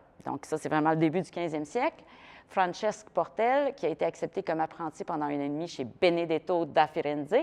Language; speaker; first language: French; native; French